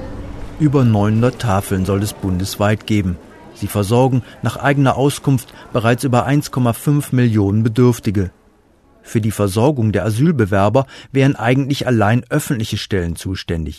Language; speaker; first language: German; native; German